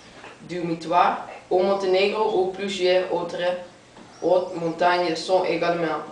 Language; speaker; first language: French; non-native, learner; Dutch